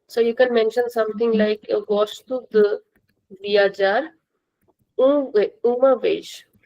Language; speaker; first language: Portuguese; non-native, fluent; Hindi